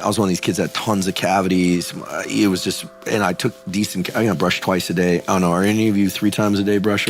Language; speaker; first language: English; native; English